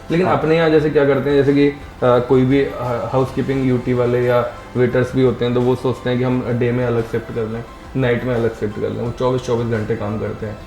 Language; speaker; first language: Hindi; native; Hindi